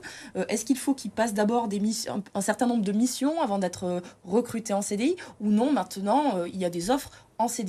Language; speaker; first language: French; native; French